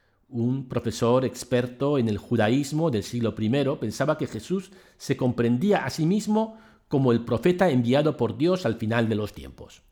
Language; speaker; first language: Spanish; native; Spanish